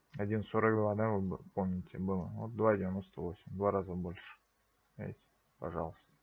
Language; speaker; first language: Russian; native; Russian